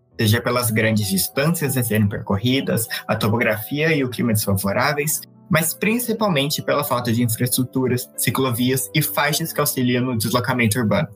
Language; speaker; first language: Portuguese; native; Portuguese